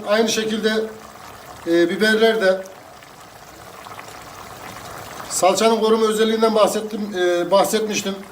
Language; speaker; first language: Turkish; native; Turkish